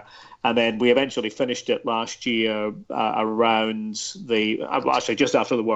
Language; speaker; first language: English; native; English